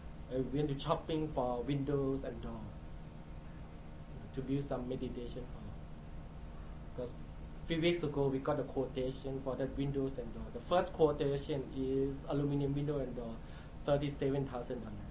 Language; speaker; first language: English; non-native, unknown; Thai